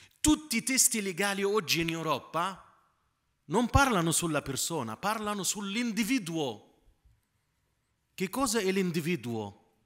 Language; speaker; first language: Italian; non-native, fluent; Arabic